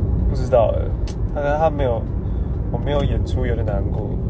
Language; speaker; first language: Chinese; native; Chinese